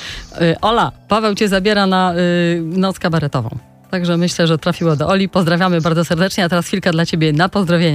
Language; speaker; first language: Polish; native; Polish